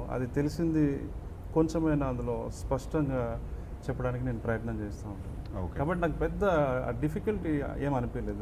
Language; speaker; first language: Telugu; native; Telugu